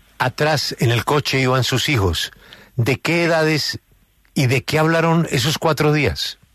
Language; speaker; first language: Spanish; native; Spanish